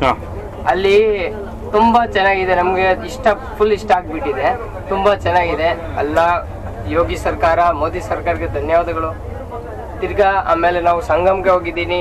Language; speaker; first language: Kannada; non-native, fluent; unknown